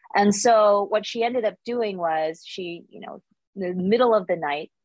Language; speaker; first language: English; early bilingual, other home language; Korean